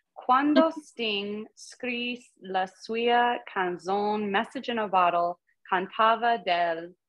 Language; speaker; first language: Italian; non-native, learner; English